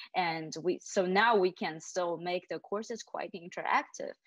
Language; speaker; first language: English; non-native, fluent; Chinese